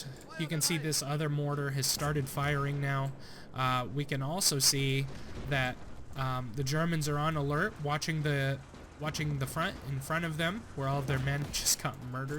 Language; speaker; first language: English; native; English